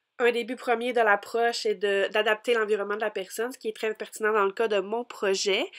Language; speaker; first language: French; native; French